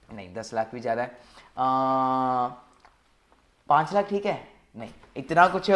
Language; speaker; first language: Hindi; native; Hindi